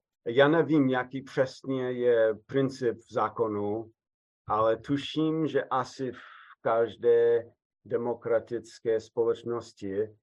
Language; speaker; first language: Czech; non-native, fluent; English